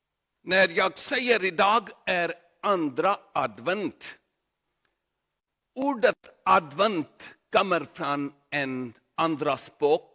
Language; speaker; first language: Swedish; non-native, learner; Urdu